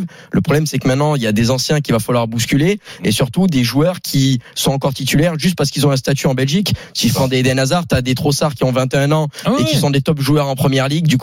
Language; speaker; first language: French; native; French